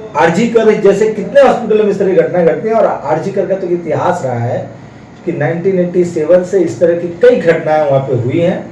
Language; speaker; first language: Hindi; non-native, local second language; Bangla